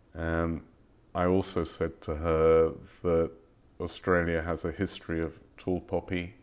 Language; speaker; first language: English; native; English